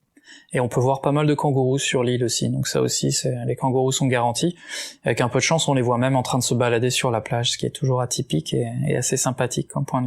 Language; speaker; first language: French; native; French